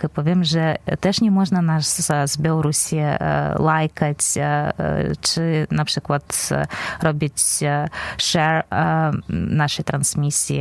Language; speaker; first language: Polish; non-native, fluent; Belarusian